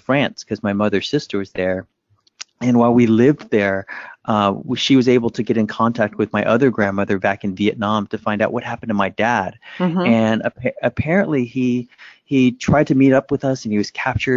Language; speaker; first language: English; early bilingual, other home language; Vietnamese